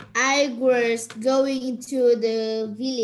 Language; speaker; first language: English; non-native, learner; Vietnamese